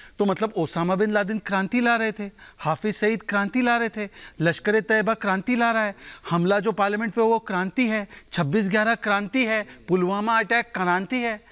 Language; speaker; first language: Hindi; native; Hindi